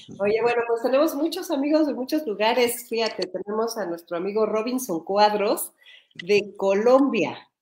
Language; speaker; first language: Spanish; native; Spanish